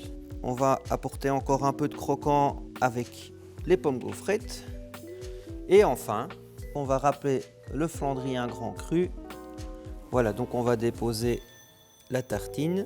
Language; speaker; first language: French; native; French